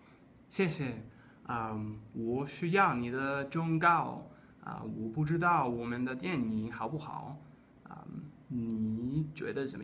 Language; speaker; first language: Chinese; non-native, learner; English